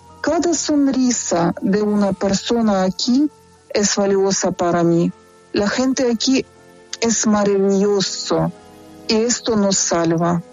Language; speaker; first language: Spanish; non-native, fluent; Ukrainian